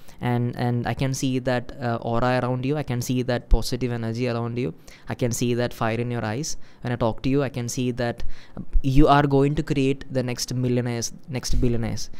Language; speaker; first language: English; non-native, local second language; Malayalam